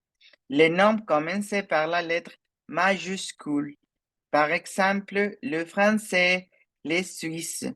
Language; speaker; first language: French; non-native, fluent; Spanish